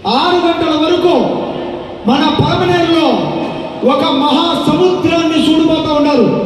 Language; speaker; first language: Telugu; native; Telugu